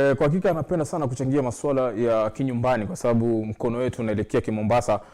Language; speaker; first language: Swahili; native; Swahili